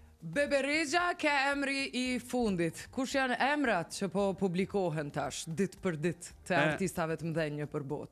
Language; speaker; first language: Albanian; native; Albanian